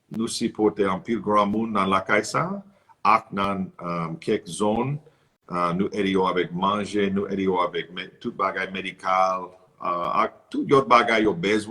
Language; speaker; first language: Haitian Creole; non-native, learner; English